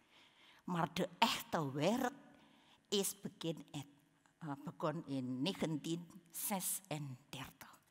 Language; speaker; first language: Dutch; non-native, learner; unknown